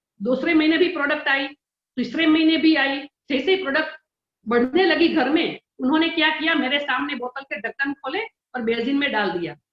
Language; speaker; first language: Hindi; non-native, local second language; Gujarati